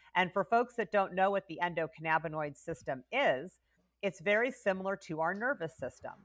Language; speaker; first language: English; native; English